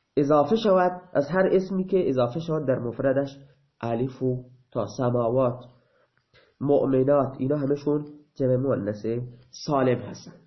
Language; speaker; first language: Persian; non-native, local second language; Baluchi